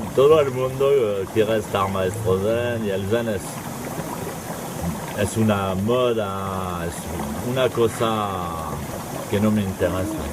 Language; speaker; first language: Spanish; non-native, fluent; French